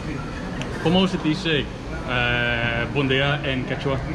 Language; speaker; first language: Spanish; non-native, learner; English